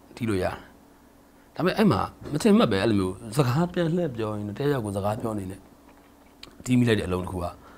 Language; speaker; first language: Burmese; native; Burmese